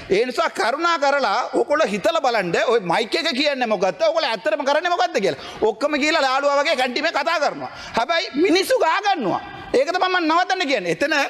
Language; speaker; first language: Sinhala; non-native, local second language; Tamil